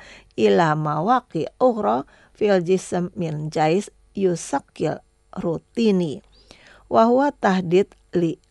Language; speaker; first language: Arabic; non-native, fluent; Indonesian